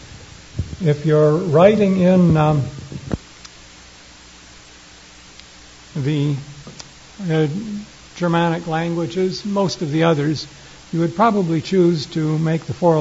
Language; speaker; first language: English; native; English